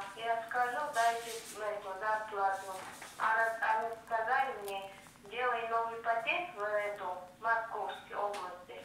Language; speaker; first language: Russian; non-native, learner; Uzbek